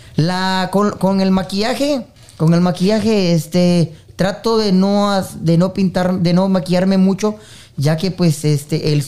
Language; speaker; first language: Spanish; native; Spanish